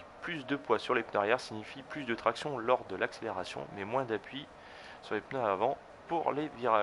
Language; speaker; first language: French; native; French